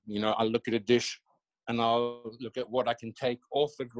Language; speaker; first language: English; native; English